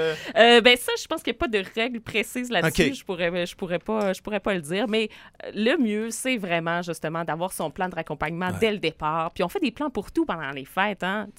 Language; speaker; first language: French; native; French